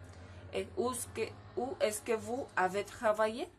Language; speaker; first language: French; non-native, learner; Spanish